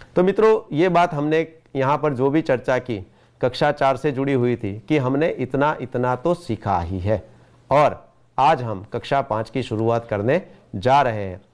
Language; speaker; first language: Hindi; non-native, local second language; Gujarati